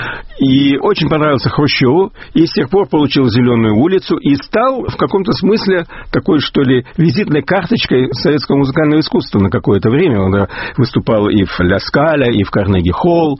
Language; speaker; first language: Russian; native; Russian